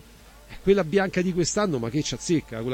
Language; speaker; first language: Italian; native; Italian